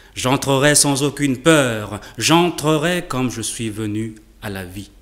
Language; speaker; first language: French; native; French